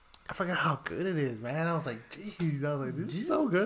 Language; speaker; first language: English; early bilingual, other home language; Spanish